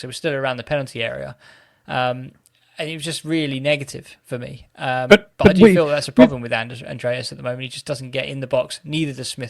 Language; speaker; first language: English; native; English